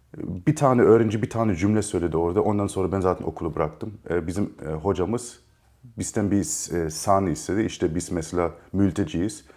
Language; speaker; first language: Turkish; early bilingual, heritage; Turkish